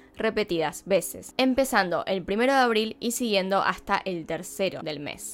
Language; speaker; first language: Spanish; native; Spanish